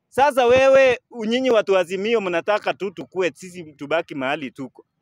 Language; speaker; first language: Swahili; native; Swahili